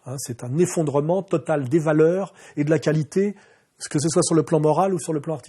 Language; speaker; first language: French; native; French